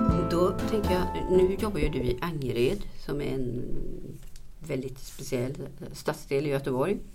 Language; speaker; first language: Swedish; native; Swedish